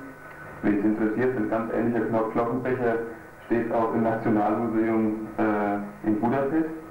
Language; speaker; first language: German; native; German